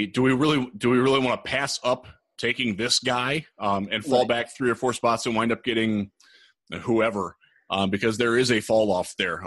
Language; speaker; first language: English; native; English